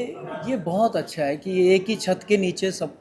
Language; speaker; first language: Hindi; native; Hindi